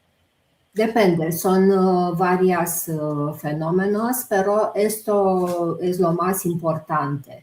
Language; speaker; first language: Spanish; non-native, fluent; Romanian